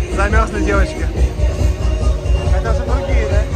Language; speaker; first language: Russian; native; Russian